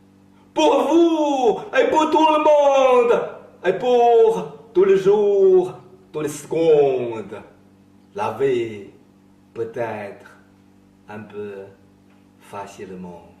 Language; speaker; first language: French; non-native, learner; Chinese